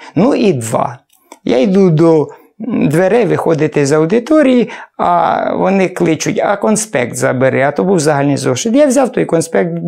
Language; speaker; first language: Ukrainian; native; Ukrainian